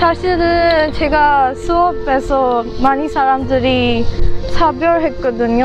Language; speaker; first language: Korean; non-native, learner; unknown